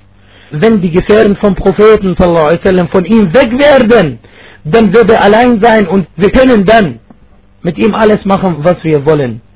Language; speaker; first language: German; non-native, fluent; Arabic